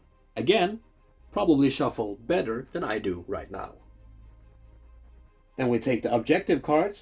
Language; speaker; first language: English; non-native, fluent; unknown